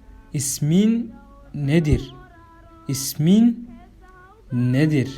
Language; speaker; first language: Turkish; non-native, fluent; Somali